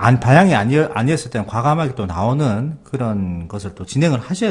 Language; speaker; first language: Korean; native; Korean